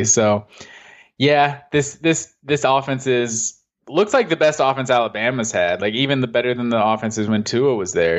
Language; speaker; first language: English; native; English